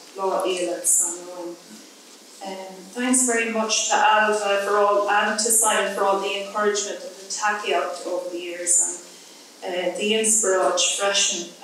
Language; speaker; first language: English; native; English